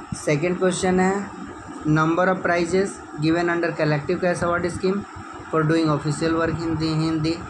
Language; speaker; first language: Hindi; native; Hindi